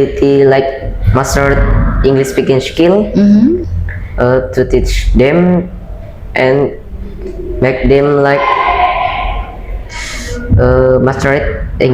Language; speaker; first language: English; non-native, learner; Indonesian